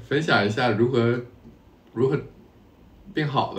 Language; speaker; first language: Chinese; native; Chinese